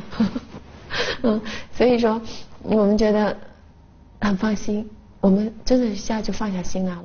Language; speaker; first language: Chinese; native; Chinese